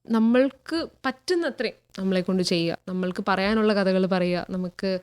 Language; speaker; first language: Malayalam; native; Malayalam